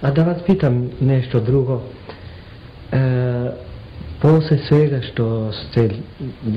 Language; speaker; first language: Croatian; non-native, fluent; English